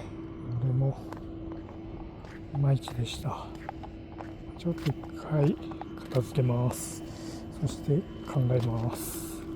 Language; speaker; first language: Japanese; native; Japanese